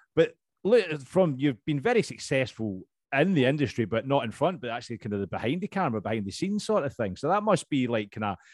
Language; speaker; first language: English; native; English